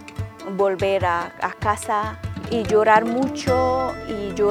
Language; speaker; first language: Spanish; non-native, learner; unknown